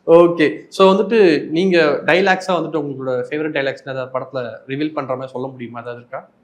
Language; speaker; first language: Tamil; native; Tamil